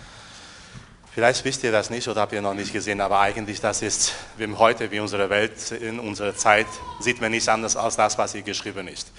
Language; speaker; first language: German; non-native, fluent; Portuguese